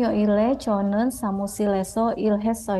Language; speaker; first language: Korean; non-native, learner; Indonesian